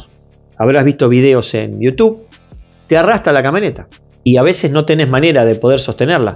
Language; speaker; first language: Spanish; native; Spanish